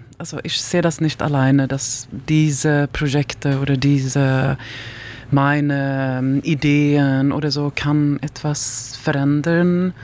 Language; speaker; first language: German; non-native, learner; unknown